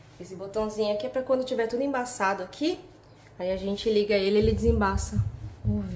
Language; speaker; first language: Portuguese; native; Portuguese